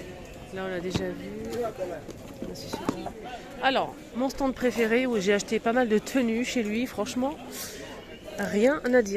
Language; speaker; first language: French; native; French